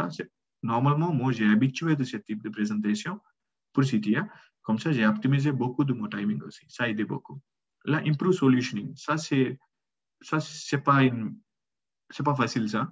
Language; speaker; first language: French; non-native, learner; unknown